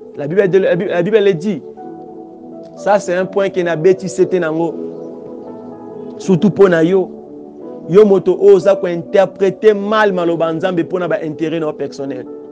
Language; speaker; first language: French; non-native, local second language; Lingala